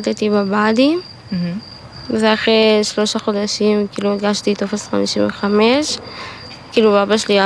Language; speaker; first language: Hebrew; native; Hebrew